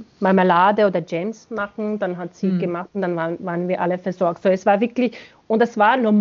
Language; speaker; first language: German; non-native, fluent; Bosnian